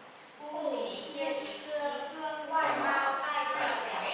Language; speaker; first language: Chinese; non-native, learner; Vietnamese